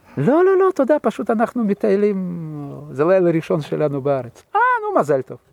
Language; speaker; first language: Hebrew; non-native, fluent; Russian